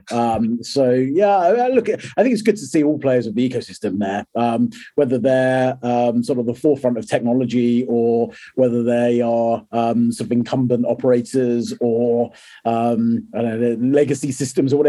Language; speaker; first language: English; native; English